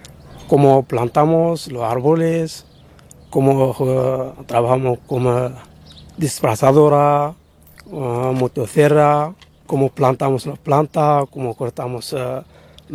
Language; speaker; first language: Spanish; non-native, learner; Arabic